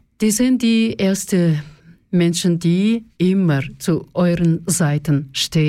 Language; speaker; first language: German; non-native, fluent; Russian